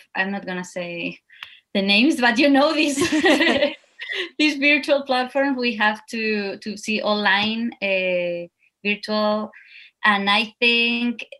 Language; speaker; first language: English; non-native, fluent; Spanish